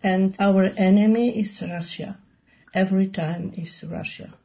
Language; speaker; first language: English; non-native, learner; Polish